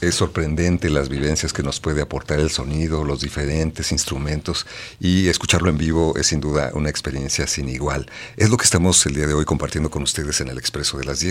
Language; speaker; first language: Spanish; native; Spanish